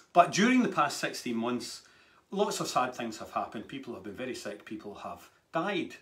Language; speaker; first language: English; native; English